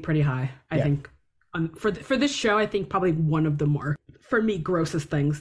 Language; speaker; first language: English; native; English